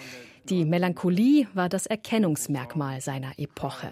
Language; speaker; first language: German; native; German